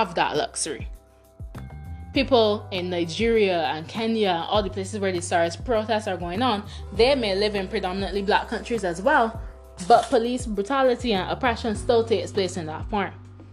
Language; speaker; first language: English; non-native, local second language; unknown